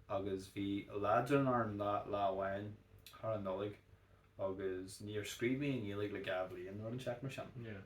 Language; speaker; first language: Irish; native; Irish